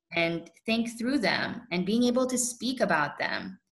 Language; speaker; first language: English; early bilingual, other home language; Urdu